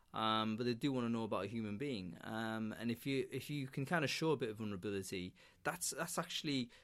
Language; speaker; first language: English; native; English